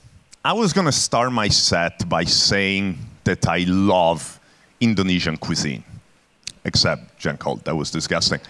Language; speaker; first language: English; non-native, fluent; Italian